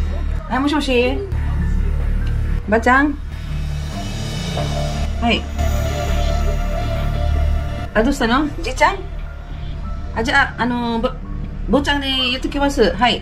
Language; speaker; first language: Japanese; non-native, fluent; Filipino